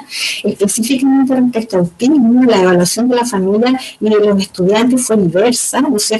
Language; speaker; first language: Spanish; native; Spanish